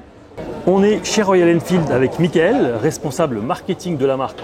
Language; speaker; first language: French; native; French